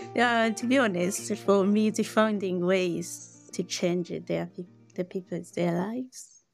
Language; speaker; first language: English; non-native, learner; Rundi